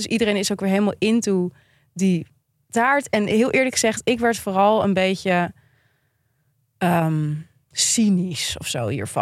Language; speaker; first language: Dutch; native; Dutch